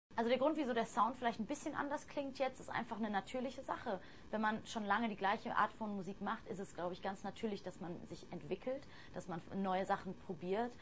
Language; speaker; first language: German; early bilingual, other home language; English